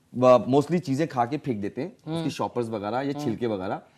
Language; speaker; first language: Urdu; native; Urdu